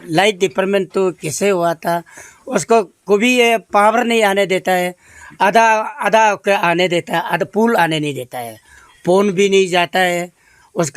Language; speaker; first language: Hindi; non-native, local second language; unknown